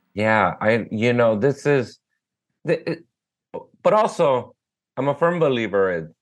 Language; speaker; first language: English; native; English